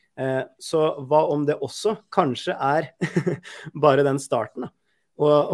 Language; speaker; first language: Norwegian; native; Norwegian